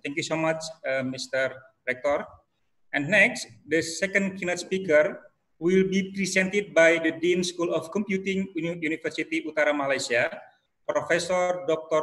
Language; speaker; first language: English; non-native, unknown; Indonesian